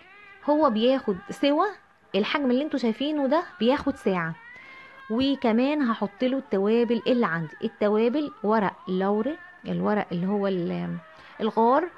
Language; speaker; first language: Arabic; native; Arabic